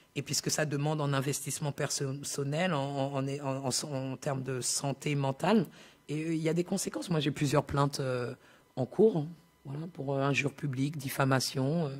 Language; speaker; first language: French; native; French